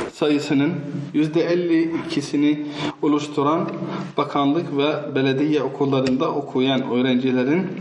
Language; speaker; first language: Turkish; non-native, fluent; Arabic